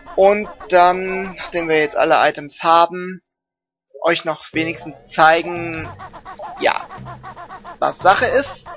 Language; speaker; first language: German; native; German